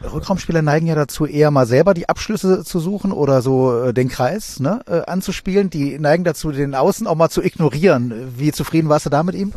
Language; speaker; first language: German; native; German